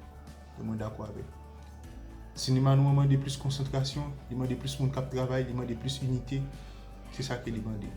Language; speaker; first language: French; non-native, local second language; Haitian Creole